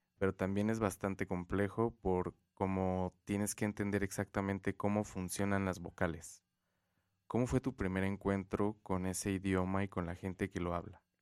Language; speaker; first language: Spanish; native; Spanish